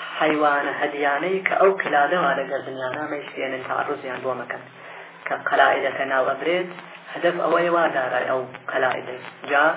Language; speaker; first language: Central Kurdish; native; Central Kurdish